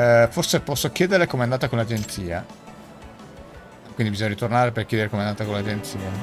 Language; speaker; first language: Italian; native; Italian